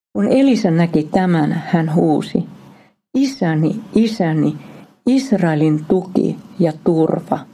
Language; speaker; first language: Finnish; native; Finnish